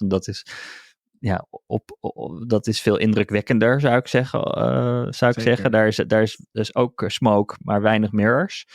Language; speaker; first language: Dutch; native; Dutch